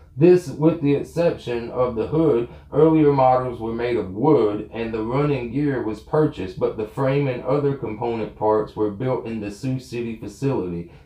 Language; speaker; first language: English; native; English